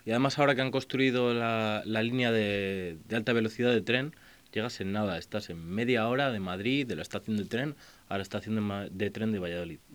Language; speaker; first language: Spanish; native; Spanish